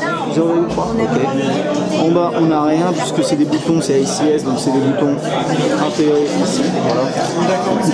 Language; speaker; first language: French; native; French